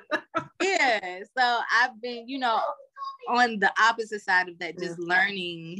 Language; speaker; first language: English; native; English